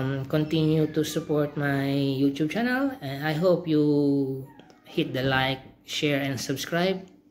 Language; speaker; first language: English; non-native, local second language; Filipino